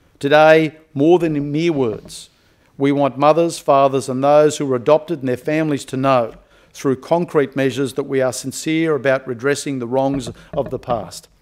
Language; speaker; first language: English; native; English